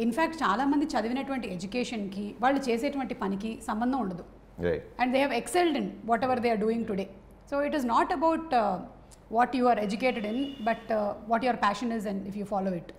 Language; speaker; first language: Telugu; native; Telugu